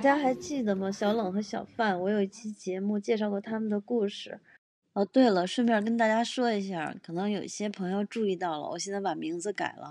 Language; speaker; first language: Chinese; native; Chinese